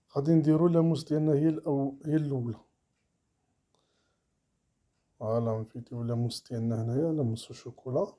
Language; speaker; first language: Arabic; native; Arabic